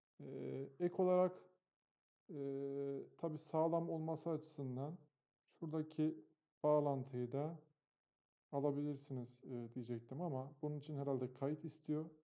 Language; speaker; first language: Turkish; native; Turkish